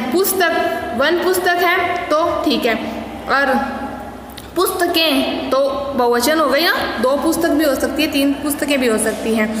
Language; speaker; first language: Hindi; native; Hindi